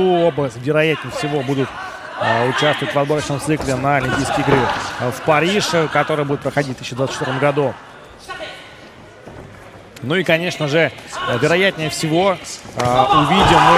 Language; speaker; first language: Russian; native; Russian